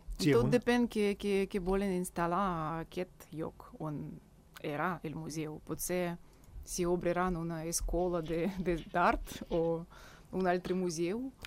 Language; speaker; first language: Catalan; non-native, fluent; Russian